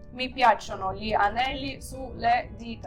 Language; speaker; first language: Italian; non-native, fluent; Ukrainian